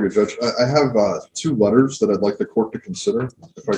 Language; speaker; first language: English; native; English